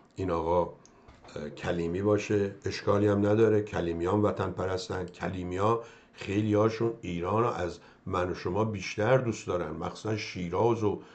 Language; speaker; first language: Persian; native; Persian